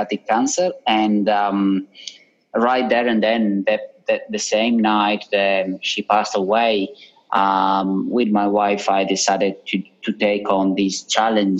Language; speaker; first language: English; non-native, fluent; Italian